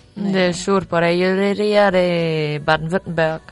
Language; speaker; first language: Spanish; non-native, fluent; German